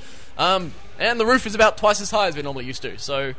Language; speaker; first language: English; native; English